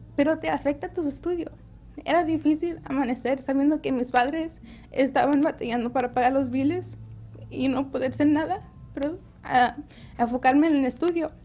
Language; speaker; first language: Spanish; early bilingual, heritage; Spanish